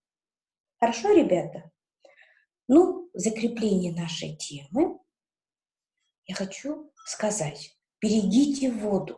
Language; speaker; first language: Russian; non-native, local second language; Kazakh